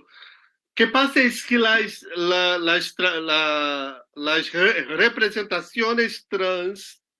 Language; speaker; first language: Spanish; non-native, learner; Portuguese